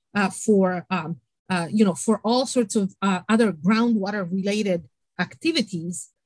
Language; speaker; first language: English; non-native, fluent; Italian